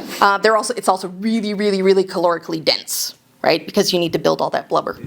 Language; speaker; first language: English; native; English